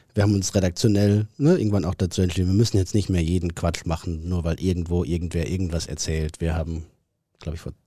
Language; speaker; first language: German; native; German